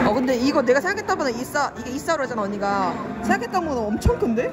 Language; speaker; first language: Korean; native; Korean